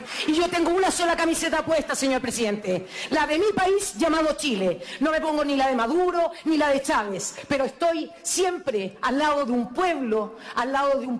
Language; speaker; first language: Spanish; native; Spanish